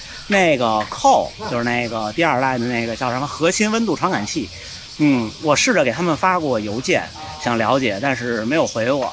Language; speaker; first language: Chinese; native; Chinese